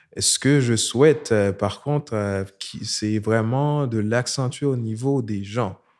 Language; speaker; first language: French; non-native, local second language; Haitian Creole